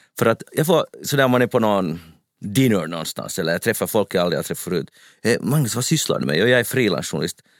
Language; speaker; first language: Swedish; native; Swedish